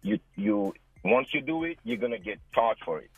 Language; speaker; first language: English; non-native, local second language; Akan